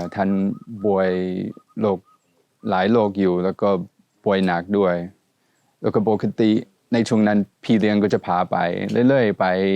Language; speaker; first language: Thai; non-native, fluent; Swedish